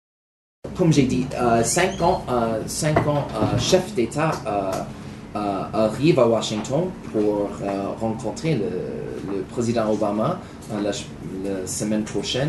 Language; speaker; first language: French; non-native, learner; English